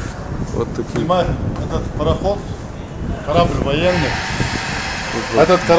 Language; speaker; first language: Russian; non-native, fluent; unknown